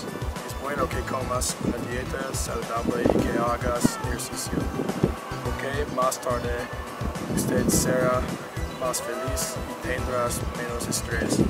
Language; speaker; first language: Spanish; non-native, learner; English